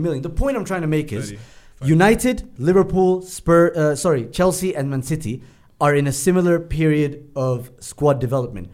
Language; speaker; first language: English; native; English